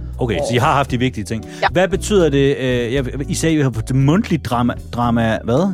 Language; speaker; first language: Danish; native; Danish